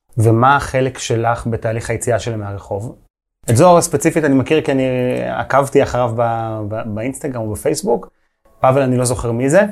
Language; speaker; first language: Hebrew; native; Hebrew